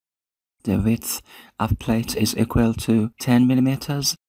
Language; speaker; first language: English; non-native, fluent; Persian